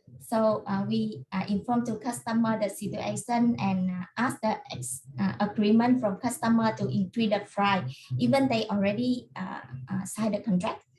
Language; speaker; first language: English; non-native, learner; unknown